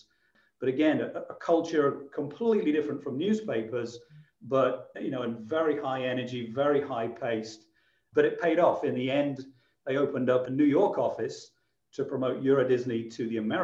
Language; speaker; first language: English; native; English